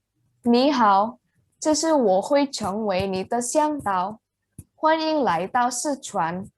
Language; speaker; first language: Chinese; non-native, learner; Indonesian